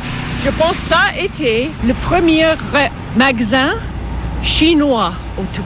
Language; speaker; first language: French; non-native, fluent; English